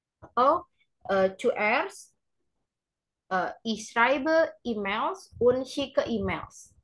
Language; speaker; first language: German; non-native, learner; Indonesian